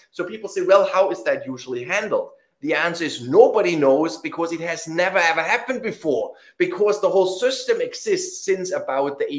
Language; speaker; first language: English; non-native, fluent; German